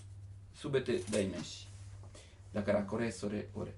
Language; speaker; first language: Japanese; non-native, learner; Italian